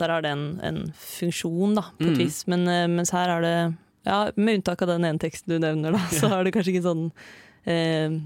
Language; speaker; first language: Norwegian; native; Norwegian